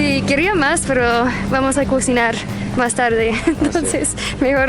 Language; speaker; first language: Spanish; non-native, fluent; English